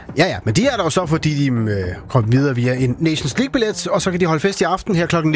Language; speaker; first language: Danish; native; Danish